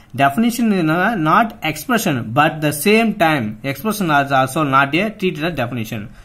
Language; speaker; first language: English; non-native, local second language; Tamil